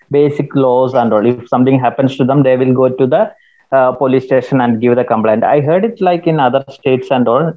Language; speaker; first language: English; non-native, local second language; Malayalam